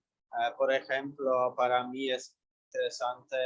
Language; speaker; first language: Spanish; non-native, learner; Polish